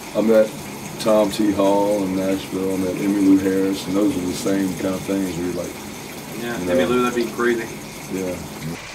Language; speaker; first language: English; native; English